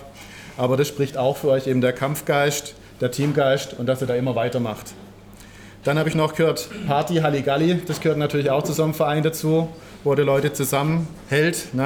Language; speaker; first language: German; native; German